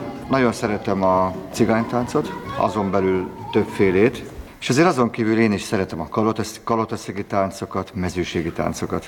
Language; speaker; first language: Hungarian; native; Hungarian